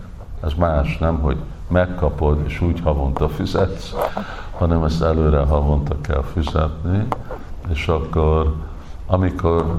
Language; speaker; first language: Hungarian; early bilingual, heritage; English